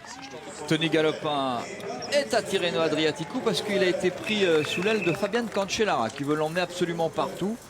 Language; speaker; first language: French; native; French